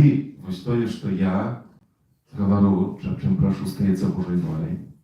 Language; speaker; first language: Polish; non-native, learner; Russian